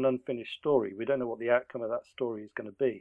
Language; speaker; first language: English; native; English